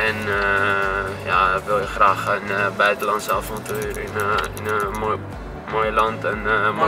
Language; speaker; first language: Dutch; non-native, fluent; Greek